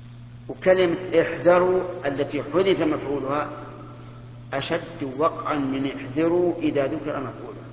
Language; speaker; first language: Arabic; native; Arabic